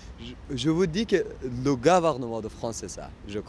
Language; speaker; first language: French; non-native, learner; Persian